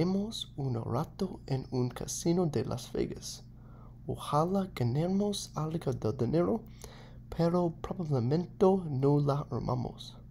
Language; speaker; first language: Spanish; non-native, learner; English